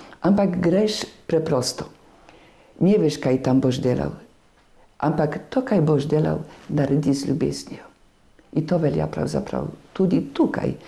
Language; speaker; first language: Slovenian; non-native, fluent; Polish